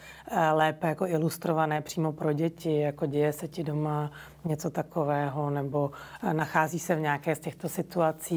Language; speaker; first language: Czech; native; Czech